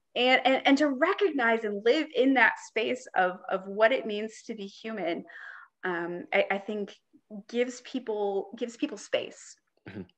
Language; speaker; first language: English; native; English